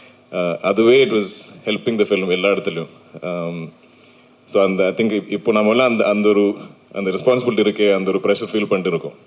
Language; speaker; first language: Tamil; non-native, local second language; Malayalam